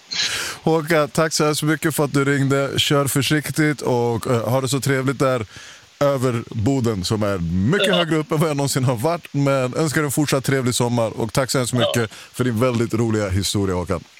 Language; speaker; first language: Swedish; native; Swedish